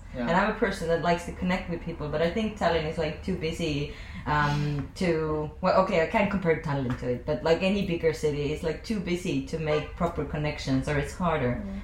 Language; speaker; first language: English; non-native, fluent; Estonian